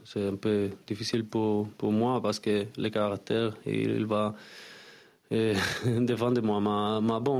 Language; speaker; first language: French; non-native, learner; Spanish